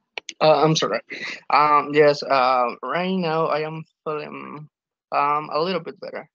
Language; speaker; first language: English; non-native, learner; Spanish